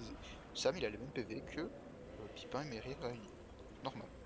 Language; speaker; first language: French; native; French